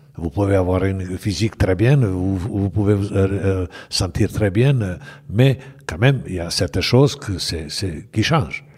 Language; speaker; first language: French; non-native, fluent; Bosnian